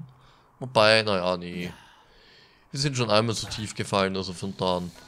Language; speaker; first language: German; native; German